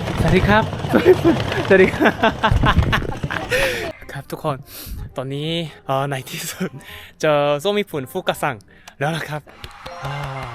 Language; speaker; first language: Thai; non-native, fluent; Korean